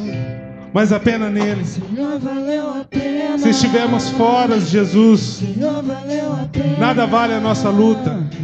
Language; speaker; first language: Portuguese; native; Portuguese